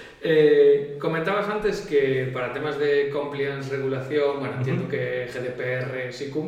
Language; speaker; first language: Spanish; native; Spanish